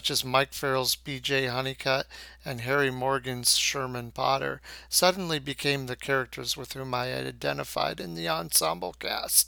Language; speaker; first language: English; native; English